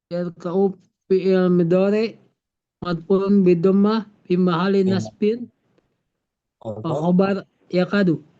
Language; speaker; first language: Arabic; non-native, learner; Indonesian